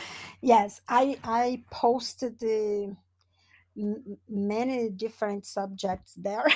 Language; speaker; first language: English; non-native, learner; Portuguese